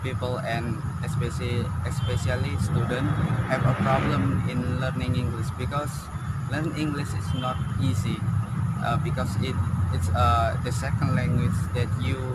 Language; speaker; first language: English; non-native, learner; Indonesian